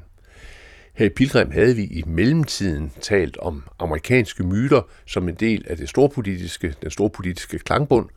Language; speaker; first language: Danish; native; Danish